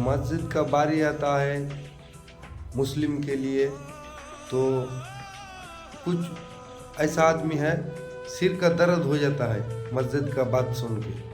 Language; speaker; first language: Hindi; non-native, local second language; Bangla